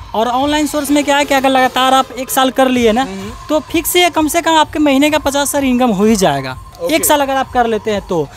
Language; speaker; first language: Hindi; native; Hindi